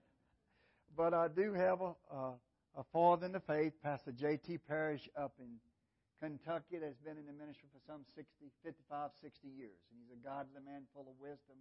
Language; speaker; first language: English; native; English